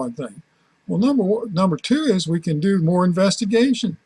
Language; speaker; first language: English; native; English